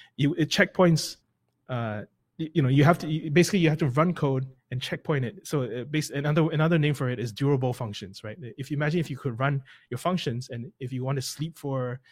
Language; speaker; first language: English; native; English